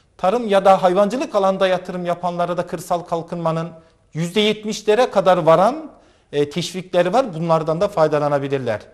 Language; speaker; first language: Turkish; native; Turkish